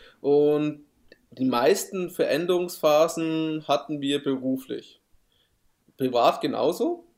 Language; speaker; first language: German; native; German